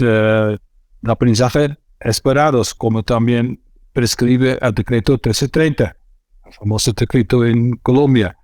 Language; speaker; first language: Spanish; non-native, fluent; Dutch